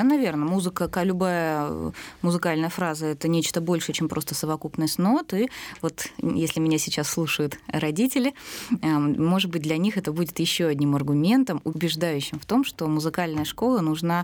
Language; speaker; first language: Russian; native; Russian